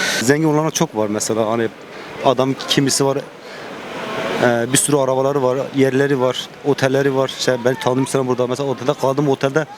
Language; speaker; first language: Turkish; early bilingual, heritage; Turkish